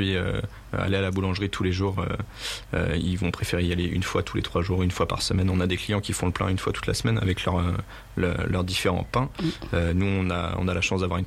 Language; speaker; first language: French; native; French